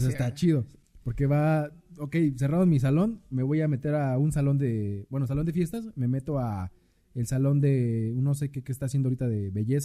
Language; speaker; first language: Spanish; native; Spanish